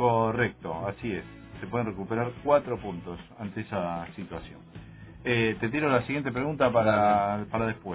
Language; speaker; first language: Spanish; native; Spanish